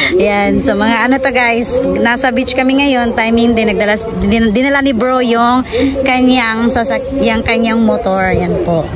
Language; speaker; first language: Filipino; native; Filipino